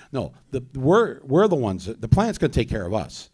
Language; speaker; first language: English; native; English